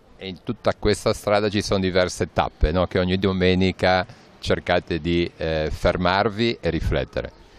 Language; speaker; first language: Italian; native; Italian